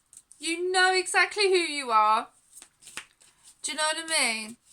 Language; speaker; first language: English; native; English